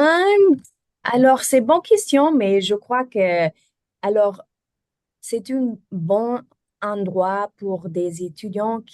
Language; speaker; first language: French; non-native, learner; German